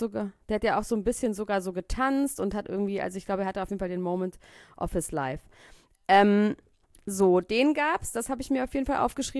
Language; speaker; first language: German; native; German